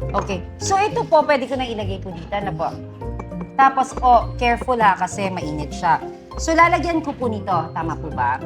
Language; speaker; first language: Filipino; non-native, local second language; Pampanga